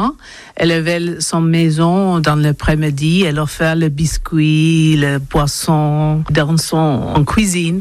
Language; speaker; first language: French; non-native, learner; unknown